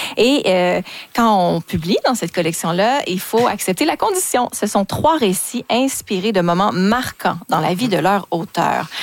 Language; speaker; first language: French; native; French